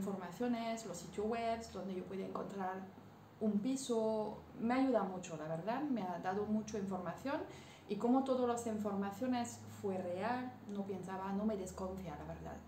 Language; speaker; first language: Spanish; non-native, learner; French